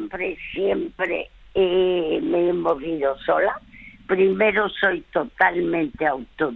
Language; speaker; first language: Spanish; early bilingual, other home language; French